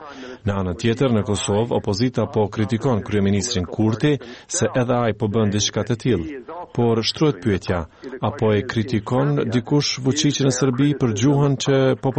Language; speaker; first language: Albanian; native; Albanian